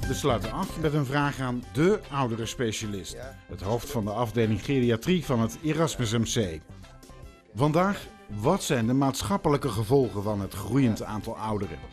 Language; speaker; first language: Dutch; native; Dutch